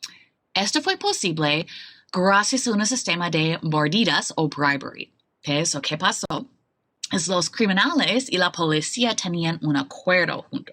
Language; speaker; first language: Spanish; non-native, fluent; English